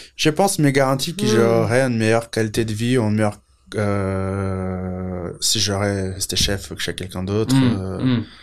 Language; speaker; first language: French; non-native, fluent; Portuguese